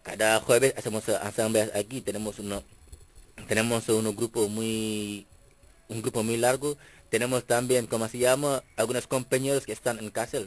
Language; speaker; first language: Spanish; non-native, fluent; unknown